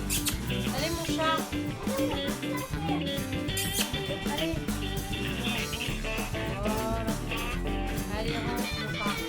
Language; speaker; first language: French; native; French